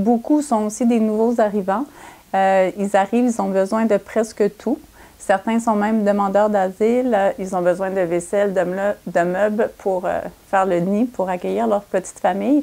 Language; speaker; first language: French; native; French